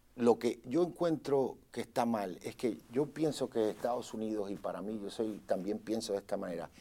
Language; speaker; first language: Spanish; native; Spanish